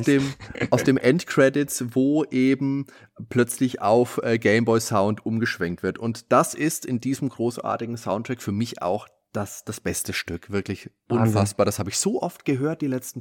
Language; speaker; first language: German; native; German